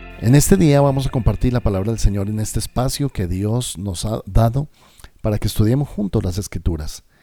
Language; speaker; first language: Spanish; native; Spanish